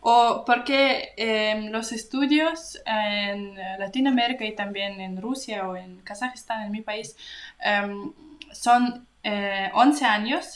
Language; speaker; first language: Spanish; non-native, learner; Russian